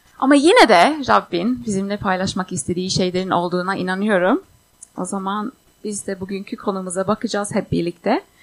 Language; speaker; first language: Turkish; non-native, fluent; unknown